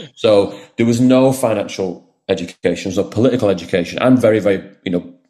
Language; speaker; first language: English; native; English